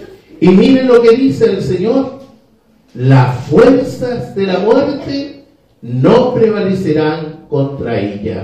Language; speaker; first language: Spanish; native; Spanish